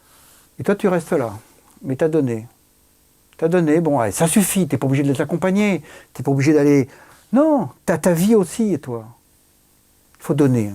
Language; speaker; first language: French; native; French